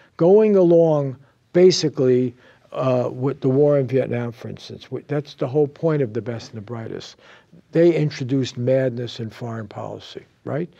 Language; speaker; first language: English; native; English